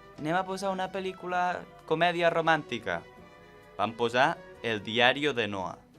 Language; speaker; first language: Catalan; non-native, local second language; Spanish